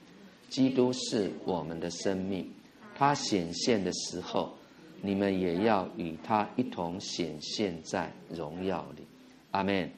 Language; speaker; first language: Chinese; native; Chinese